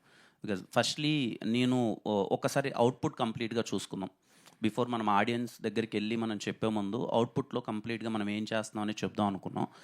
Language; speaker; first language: Telugu; native; Telugu